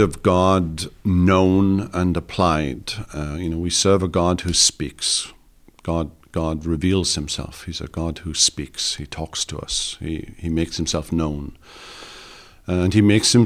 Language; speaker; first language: English; native; English